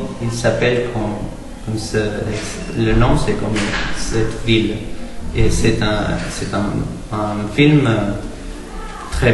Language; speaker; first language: French; non-native, learner; Spanish